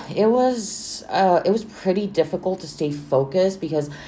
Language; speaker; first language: English; non-native, fluent; Romanian